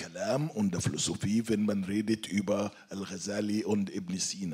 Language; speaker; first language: German; non-native, fluent; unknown